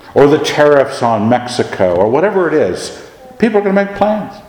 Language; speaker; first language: English; native; English